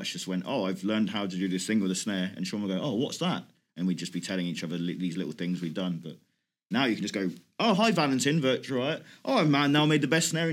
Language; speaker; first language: English; native; English